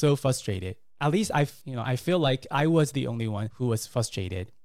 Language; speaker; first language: English; non-native, fluent; Chinese